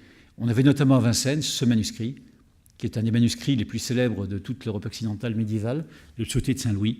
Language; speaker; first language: French; native; French